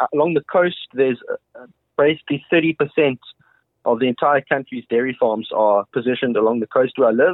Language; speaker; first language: English; native; English